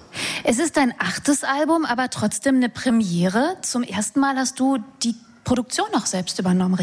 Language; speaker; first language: German; native; German